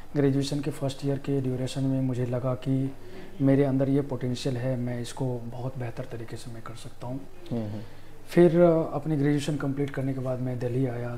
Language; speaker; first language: Hindi; native; Hindi